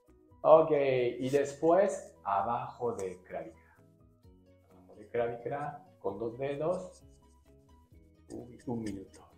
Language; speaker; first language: Spanish; non-native, learner; Japanese